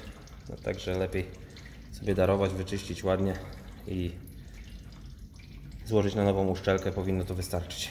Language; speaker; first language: Polish; native; Polish